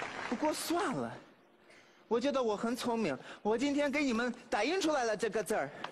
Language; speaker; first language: Chinese; non-native, fluent; Russian